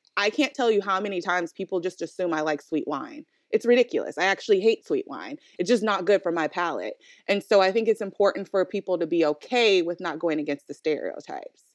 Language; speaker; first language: English; native; English